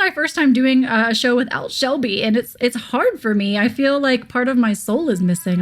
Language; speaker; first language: English; native; English